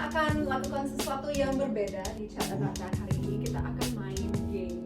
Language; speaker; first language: Indonesian; non-native, fluent; English